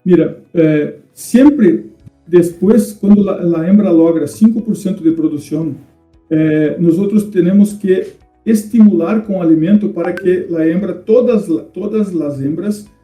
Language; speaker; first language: Spanish; non-native, fluent; Portuguese